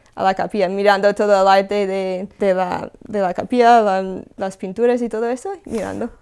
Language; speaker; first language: Spanish; non-native, fluent; English